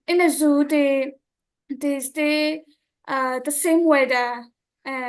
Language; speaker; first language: English; non-native, learner; Burmese